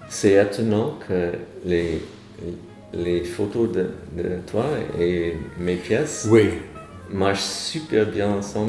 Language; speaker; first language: French; non-native, fluent; English